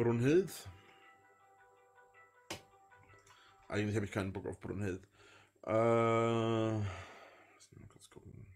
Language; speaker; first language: German; native; German